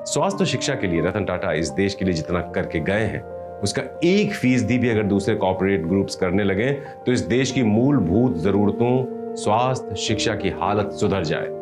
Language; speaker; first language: Hindi; native; Hindi